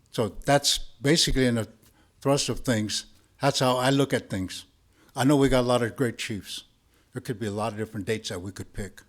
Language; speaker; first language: English; early bilingual, other home language; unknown